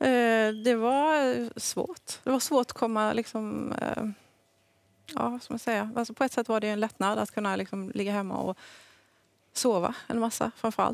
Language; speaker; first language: Swedish; native; Swedish